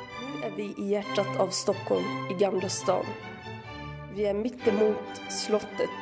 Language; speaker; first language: Swedish; native; Swedish